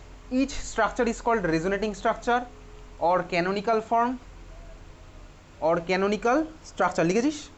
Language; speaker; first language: English; non-native, local second language; Bangla